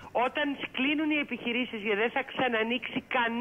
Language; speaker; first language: Greek; native; Greek